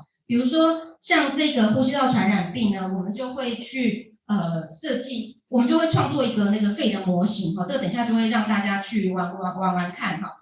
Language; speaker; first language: Chinese; native; Chinese